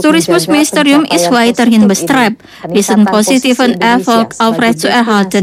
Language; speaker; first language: German; non-native, fluent; Indonesian